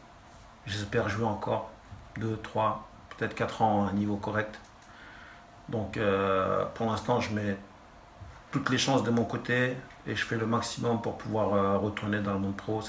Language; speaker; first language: French; native; French